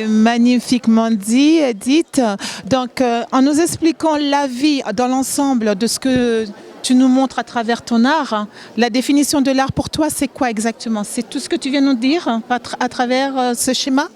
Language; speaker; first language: French; native; French